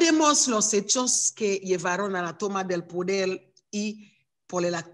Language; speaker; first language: Spanish; non-native, learner; Haitian Creole